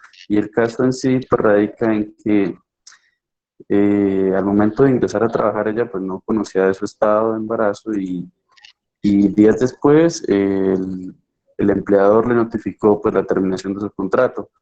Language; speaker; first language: Spanish; native; Spanish